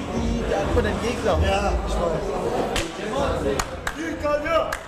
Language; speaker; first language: German; non-native, learner; Turkish